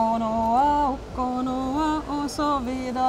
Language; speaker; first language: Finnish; non-native, local second language; Swedish